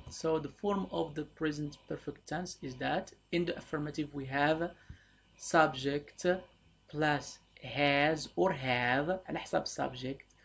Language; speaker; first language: English; non-native, fluent; Arabic